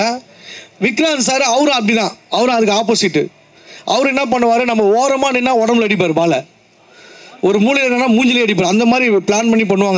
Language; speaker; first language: Tamil; native; Tamil